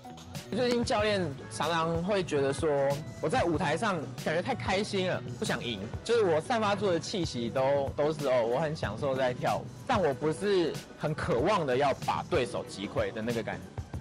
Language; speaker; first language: Chinese; native; Chinese